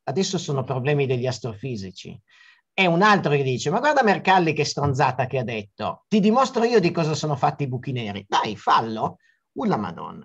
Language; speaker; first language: Italian; native; Italian